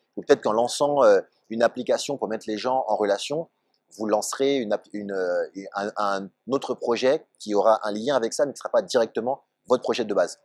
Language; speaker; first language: French; native; French